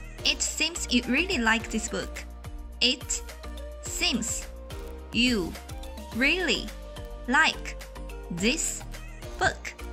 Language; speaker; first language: English; non-native, fluent; Chinese